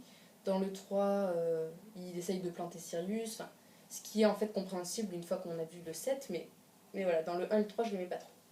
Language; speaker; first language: French; native; French